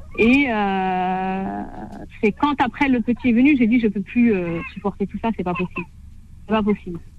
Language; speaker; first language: French; native; French